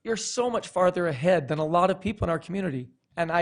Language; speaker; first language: English; non-native, fluent; Spanish